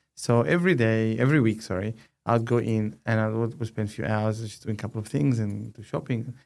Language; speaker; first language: English; non-native, fluent; Arabic